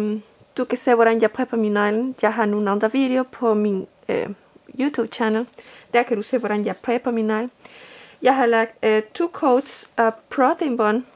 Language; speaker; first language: Danish; non-native, fluent; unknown